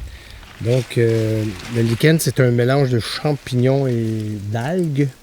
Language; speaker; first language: French; native; French